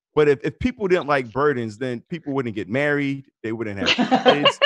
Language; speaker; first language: English; native; English